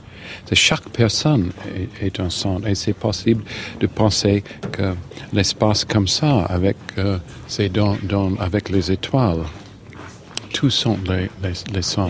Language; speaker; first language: French; non-native, learner; English